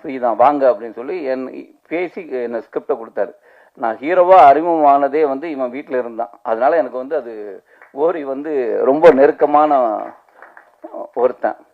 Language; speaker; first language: Tamil; native; Tamil